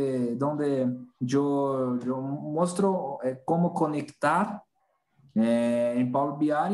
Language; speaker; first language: Spanish; non-native, learner; Portuguese